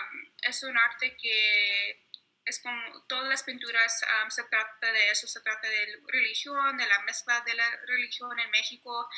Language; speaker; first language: Spanish; early bilingual, heritage; Spanish